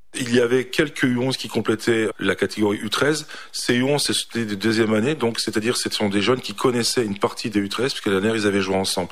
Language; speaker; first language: French; native; French